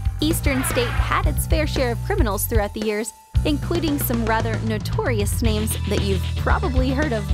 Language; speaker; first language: English; native; English